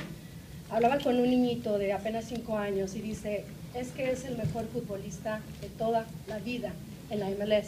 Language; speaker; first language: Spanish; native; Spanish